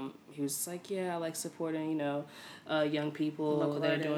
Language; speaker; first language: English; native; English